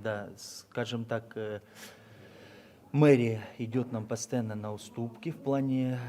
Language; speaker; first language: Russian; native; Russian